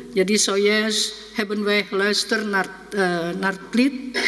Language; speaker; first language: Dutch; non-native, fluent; Indonesian